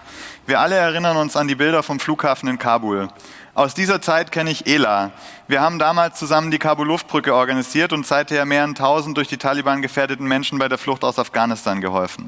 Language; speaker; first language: German; native; German